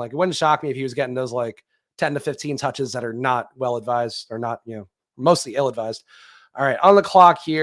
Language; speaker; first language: English; native; English